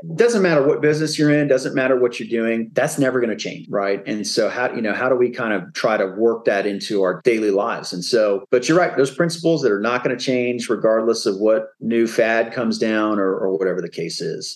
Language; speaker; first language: English; native; English